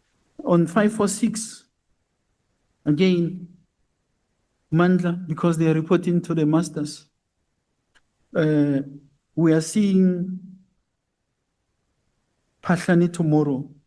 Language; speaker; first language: English; non-native, local second language; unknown